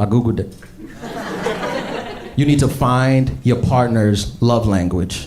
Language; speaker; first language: English; native; English